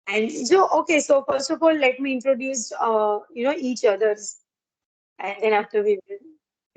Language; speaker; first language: English; non-native, learner; Gujarati